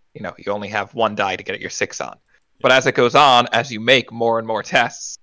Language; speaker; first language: English; native; English